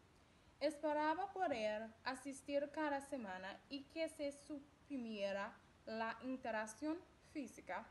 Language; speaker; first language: Spanish; non-native, learner; English